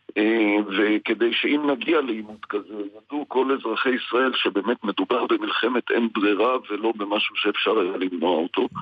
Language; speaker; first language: Hebrew; native; Hebrew